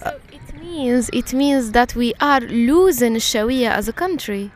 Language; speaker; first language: English; non-native, fluent; Arabic